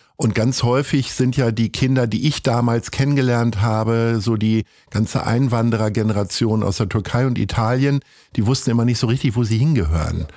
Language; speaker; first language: German; native; German